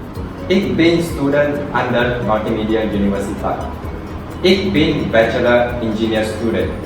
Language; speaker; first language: German; non-native, learner; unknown